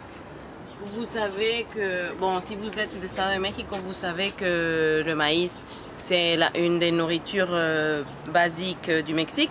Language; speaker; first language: French; non-native, fluent; Spanish